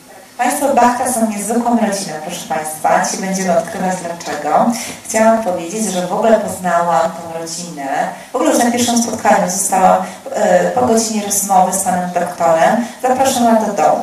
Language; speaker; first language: Polish; native; Polish